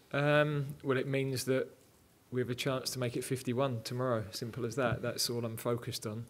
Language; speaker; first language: English; native; English